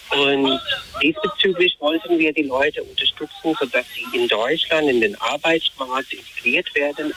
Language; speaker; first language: German; non-native, fluent; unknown